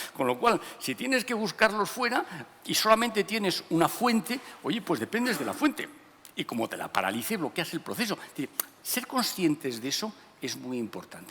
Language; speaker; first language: Spanish; native; Spanish